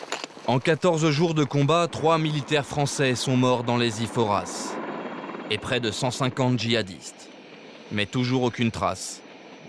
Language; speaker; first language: French; native; French